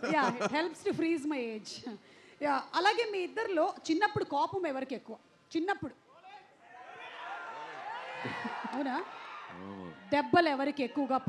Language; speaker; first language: Telugu; native; Telugu